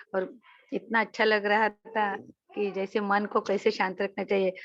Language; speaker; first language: Hindi; non-native, local second language; Marathi